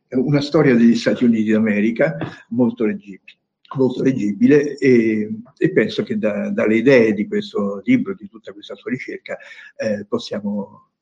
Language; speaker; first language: Italian; native; Italian